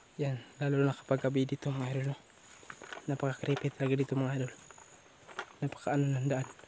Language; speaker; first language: Filipino; non-native, local second language; Cebuano